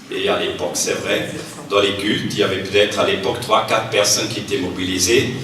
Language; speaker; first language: French; non-native, fluent; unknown